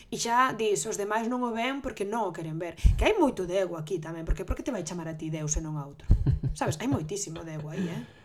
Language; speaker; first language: Galician; non-native, local second language; Spanish